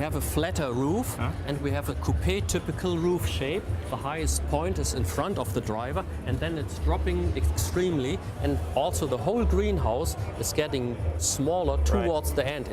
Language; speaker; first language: English; non-native, fluent; German